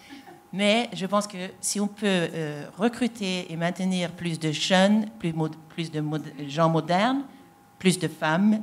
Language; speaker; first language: French; non-native, fluent; Swedish